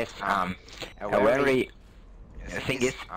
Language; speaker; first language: English; non-native, learner; German